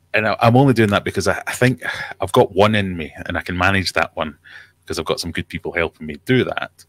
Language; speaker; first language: English; native; English